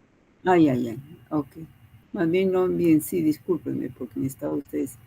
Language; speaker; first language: Spanish; native; Spanish